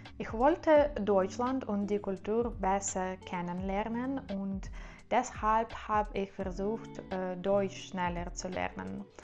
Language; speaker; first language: German; non-native, learner; Ukrainian